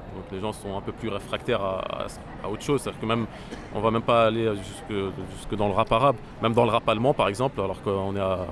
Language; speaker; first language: French; non-native, local second language; Arabic